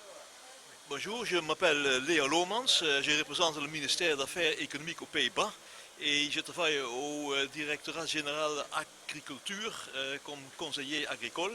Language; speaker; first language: French; non-native, fluent; Dutch